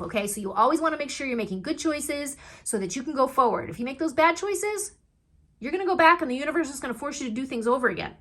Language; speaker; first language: English; native; English